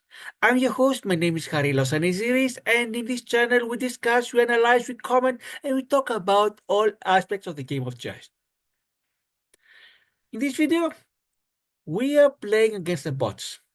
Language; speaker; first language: English; non-native, fluent; Greek